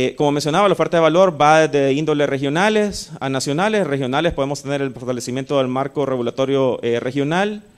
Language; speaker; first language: Spanish; native; Spanish